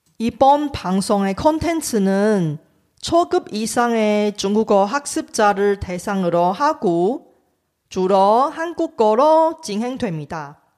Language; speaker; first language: Korean; non-native, fluent; Chinese